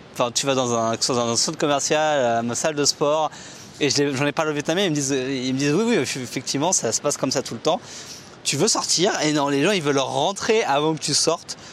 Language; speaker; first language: French; native; French